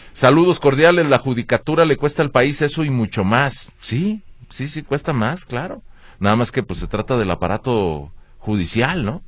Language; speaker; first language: Spanish; native; Spanish